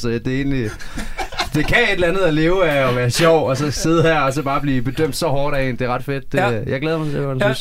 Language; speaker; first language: Danish; native; Danish